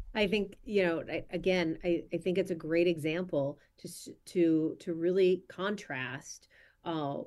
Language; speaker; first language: English; native; English